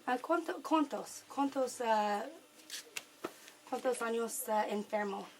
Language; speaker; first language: Spanish; non-native, learner; English